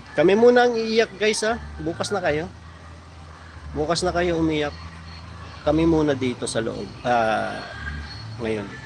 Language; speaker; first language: Filipino; native; Filipino